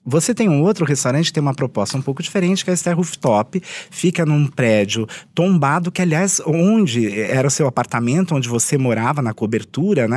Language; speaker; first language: Portuguese; native; Portuguese